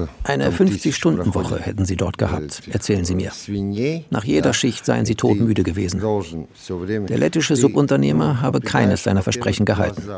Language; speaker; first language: German; native; German